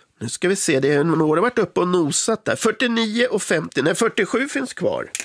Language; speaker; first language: Swedish; native; Swedish